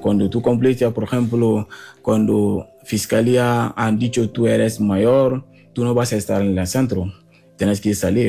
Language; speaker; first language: Spanish; non-native, learner; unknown